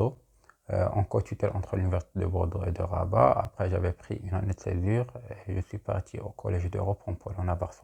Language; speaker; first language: French; non-native, local second language; Arabic